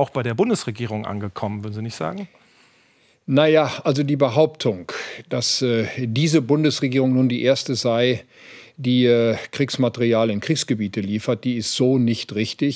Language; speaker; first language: German; native; German